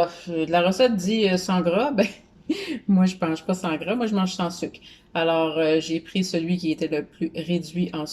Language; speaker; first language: French; native; French